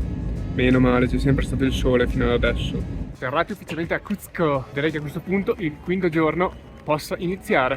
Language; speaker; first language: Italian; native; Italian